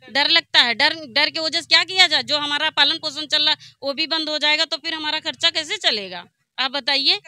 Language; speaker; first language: Hindi; native; Hindi